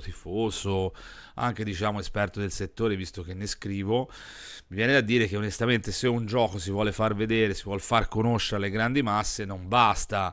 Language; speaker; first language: Italian; native; Italian